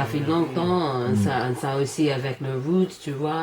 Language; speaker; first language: French; non-native, learner; English